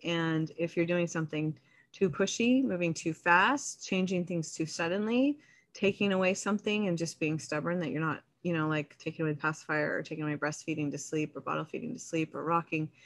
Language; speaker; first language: English; native; English